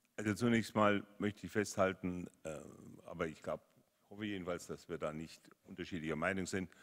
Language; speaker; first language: German; native; German